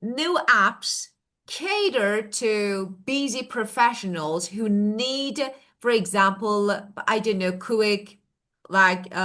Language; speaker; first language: English; non-native, fluent; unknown